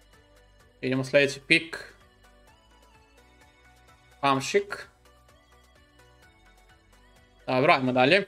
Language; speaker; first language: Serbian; non-native, learner; Dutch